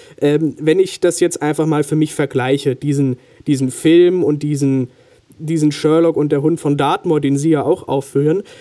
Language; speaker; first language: German; native; German